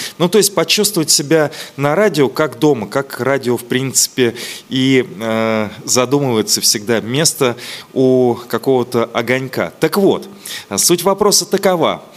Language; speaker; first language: Russian; native; Russian